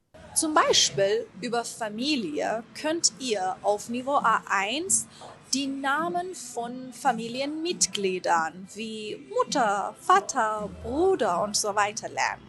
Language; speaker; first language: German; non-native, fluent; Persian